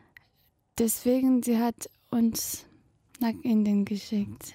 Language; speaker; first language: German; non-native, fluent; Tibetan